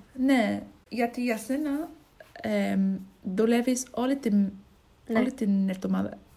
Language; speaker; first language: Greek; non-native, learner; English